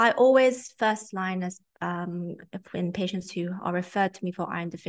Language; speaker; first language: English; native; English